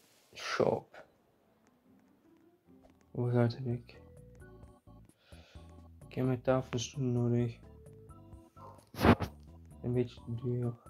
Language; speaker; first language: German; non-native, learner; Dutch